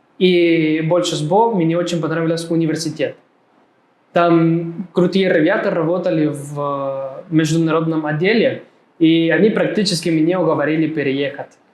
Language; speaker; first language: Russian; non-native, fluent; Spanish